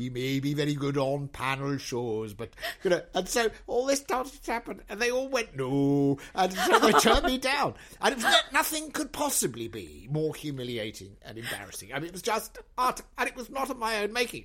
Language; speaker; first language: English; native; English